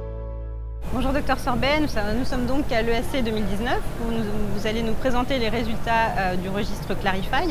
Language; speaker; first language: French; native; French